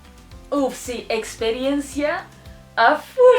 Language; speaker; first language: Spanish; native; Spanish